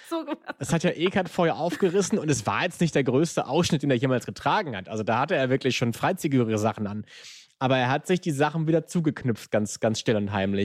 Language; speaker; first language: German; native; German